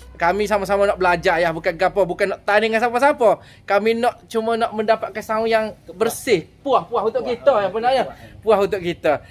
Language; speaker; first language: Malay; native; Malay